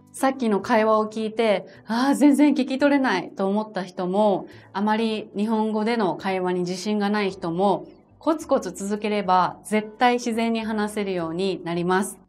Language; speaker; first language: Japanese; native; Japanese